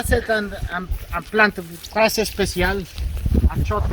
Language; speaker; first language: French; non-native, fluent; Spanish